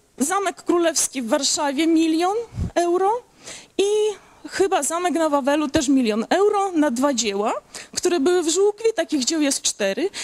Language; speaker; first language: Polish; early bilingual, heritage; Polish